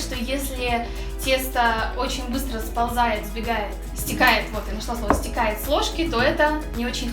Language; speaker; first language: Russian; native; Russian